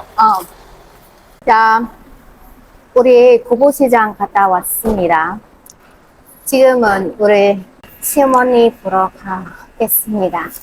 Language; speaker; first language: Korean; non-native, learner; Vietnamese